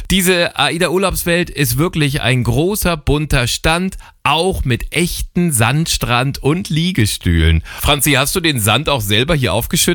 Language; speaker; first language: German; native; German